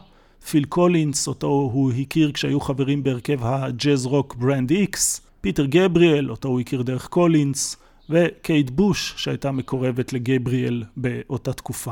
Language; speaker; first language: Hebrew; native; Hebrew